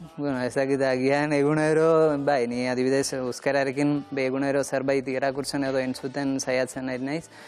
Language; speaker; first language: Basque; non-native, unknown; Malayalam